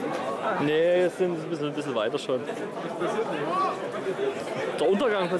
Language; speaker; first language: German; native; German